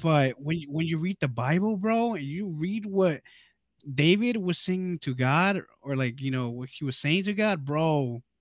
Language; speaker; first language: English; early bilingual, other home language; Spanish